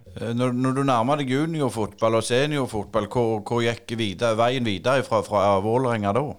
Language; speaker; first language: Norwegian; native; Norwegian